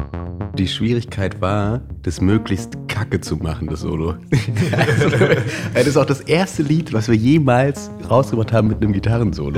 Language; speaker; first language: German; native; German